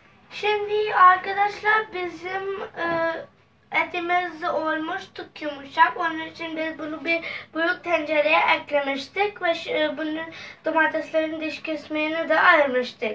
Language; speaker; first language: Turkish; non-native, learner; Urdu